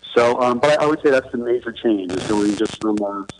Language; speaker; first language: English; native; English